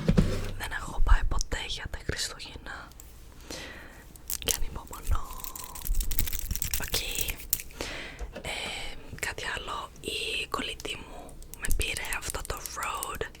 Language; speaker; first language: Greek; early bilingual, heritage; English